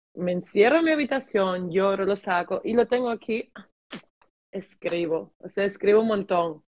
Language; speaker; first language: Spanish; early bilingual, heritage; German